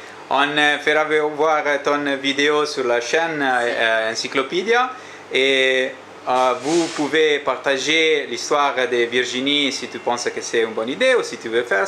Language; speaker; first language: French; non-native, learner; Italian